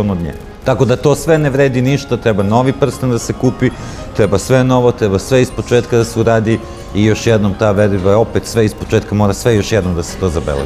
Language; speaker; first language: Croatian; early bilingual, heritage; Croatian